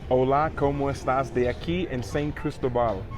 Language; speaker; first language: Spanish; non-native, learner; English